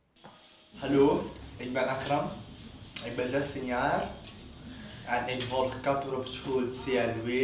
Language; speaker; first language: Dutch; non-native, learner; Arabic